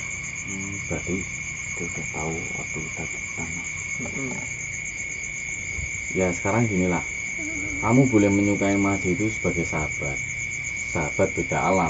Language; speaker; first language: Indonesian; non-native, local second language; Javanese